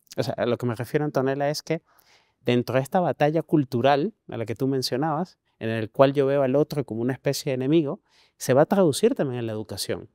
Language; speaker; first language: Spanish; native; Spanish